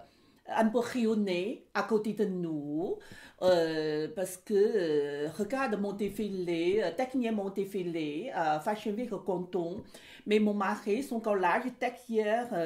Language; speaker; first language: French; non-native, learner; Chinese